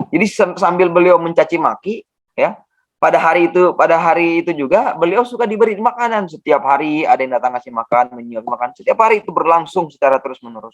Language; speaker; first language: Indonesian; native; Indonesian